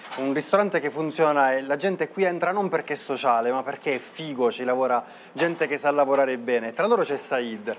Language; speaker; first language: Italian; native; Italian